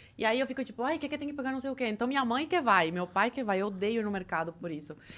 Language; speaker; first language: Portuguese; early bilingual, other home language; Spanish